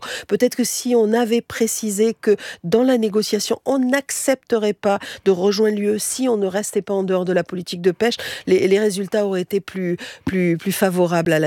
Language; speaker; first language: French; native; French